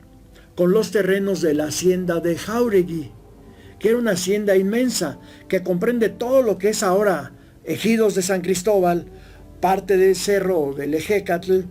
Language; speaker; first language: Spanish; native; Spanish